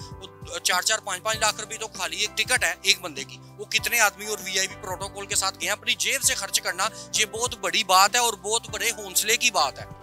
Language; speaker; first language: Urdu; native; Urdu